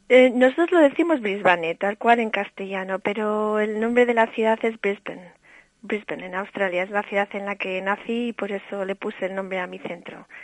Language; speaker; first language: Spanish; early bilingual, heritage; Spanish